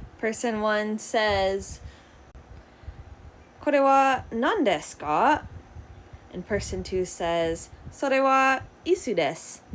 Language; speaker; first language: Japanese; non-native, fluent; English